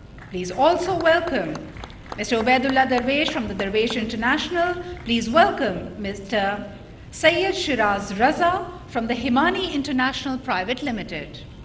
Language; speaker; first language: English; non-native, local second language; Urdu